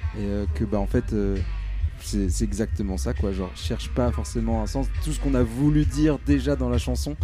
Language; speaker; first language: French; native; French